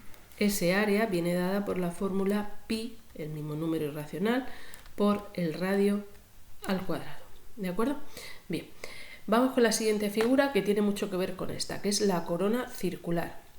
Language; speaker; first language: Spanish; native; Spanish